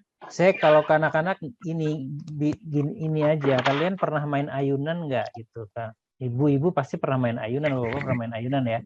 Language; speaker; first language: Indonesian; native; Indonesian